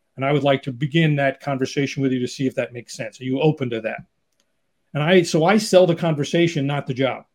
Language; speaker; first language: English; native; English